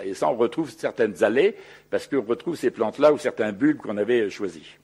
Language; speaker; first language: French; native; French